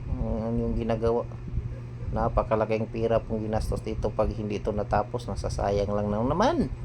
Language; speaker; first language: Filipino; non-native, local second language; Cebuano